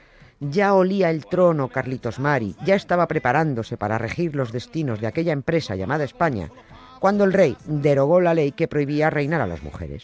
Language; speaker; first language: Spanish; native; Spanish